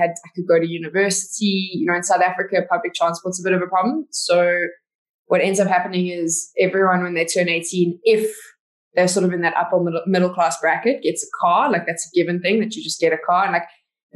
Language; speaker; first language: English; native; English